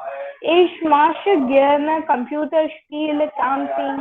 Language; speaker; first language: German; non-native, learner; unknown